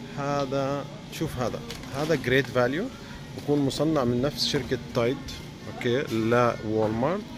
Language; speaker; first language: Arabic; native; Arabic